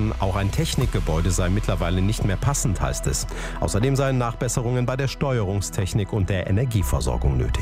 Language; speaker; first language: German; native; German